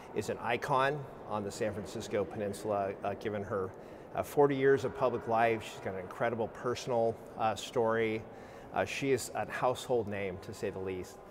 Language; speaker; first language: English; native; English